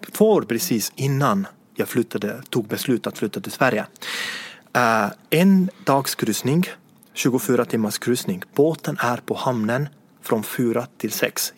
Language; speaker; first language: Swedish; non-native, fluent; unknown